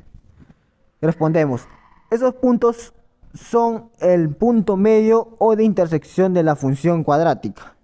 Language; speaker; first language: Spanish; native; Spanish